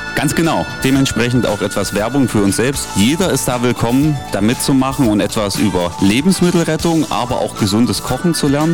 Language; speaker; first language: German; native; German